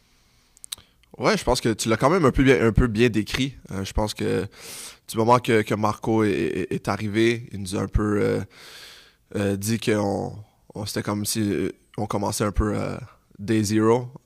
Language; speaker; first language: French; native; French